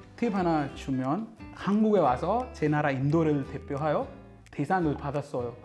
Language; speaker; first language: Korean; non-native, fluent; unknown